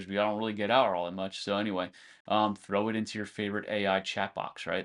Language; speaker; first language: English; native; English